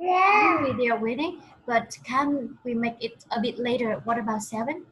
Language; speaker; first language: English; non-native, fluent; Vietnamese